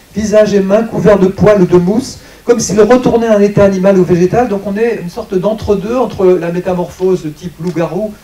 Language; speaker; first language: French; native; French